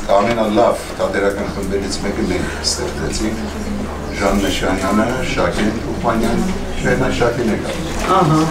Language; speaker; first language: Armenian; native; Armenian